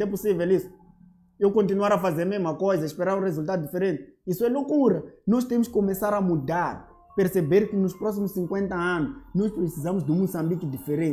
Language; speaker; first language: Portuguese; native; Portuguese